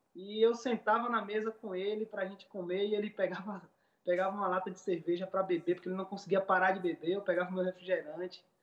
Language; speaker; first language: Portuguese; native; Portuguese